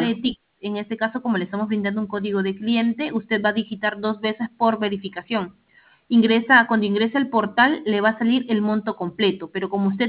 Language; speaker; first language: Spanish; native; Spanish